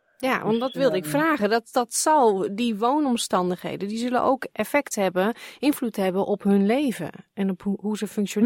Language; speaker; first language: Dutch; native; Dutch